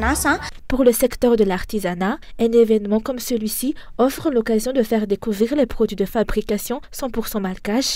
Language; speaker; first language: French; non-native, local second language; Malagasy